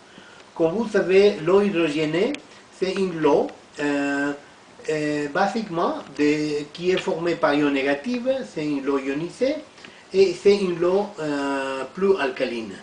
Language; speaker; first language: French; non-native, learner; Italian